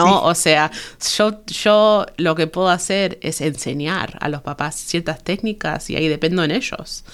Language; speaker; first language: Spanish; early bilingual, heritage; Spanish